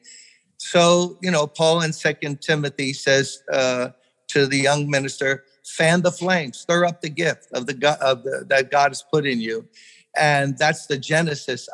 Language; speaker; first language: English; native; English